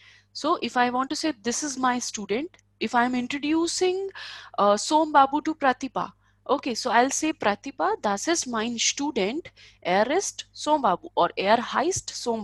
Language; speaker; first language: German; non-native, fluent; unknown